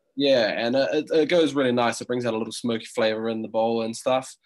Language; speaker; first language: English; native; English